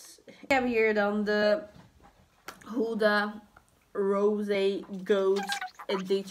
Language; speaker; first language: Dutch; early bilingual, other home language; Portuguese